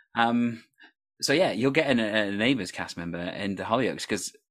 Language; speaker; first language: English; native; English